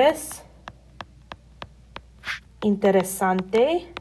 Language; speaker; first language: Spanish; non-native, fluent; English